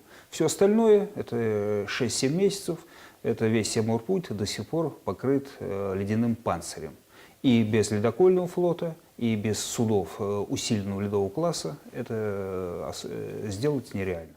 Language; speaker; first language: Russian; native; Russian